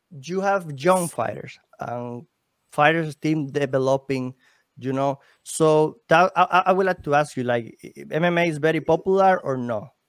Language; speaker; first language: English; non-native, learner; Spanish